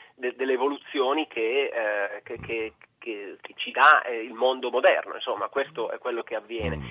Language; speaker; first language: Italian; native; Italian